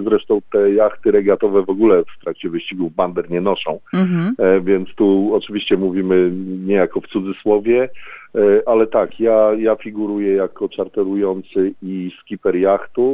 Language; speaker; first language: Polish; native; Polish